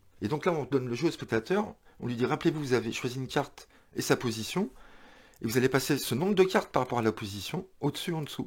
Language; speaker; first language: French; native; French